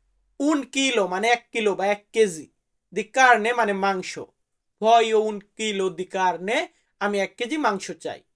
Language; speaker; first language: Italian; non-native, learner; Bangla